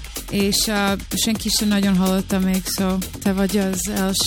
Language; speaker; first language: Hungarian; early bilingual, heritage; Hungarian